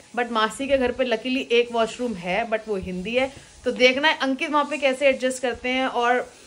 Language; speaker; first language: Hindi; native; Hindi